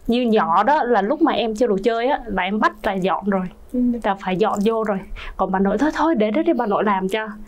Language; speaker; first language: Vietnamese; native; Vietnamese